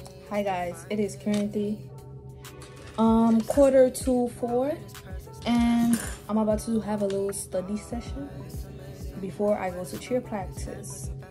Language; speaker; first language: English; non-native, fluent; Portuguese